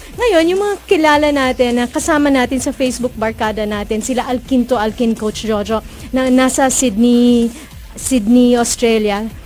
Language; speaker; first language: Filipino; non-native, local second language; Cebuano